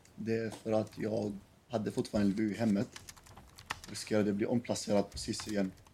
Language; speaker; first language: Swedish; early bilingual, other home language; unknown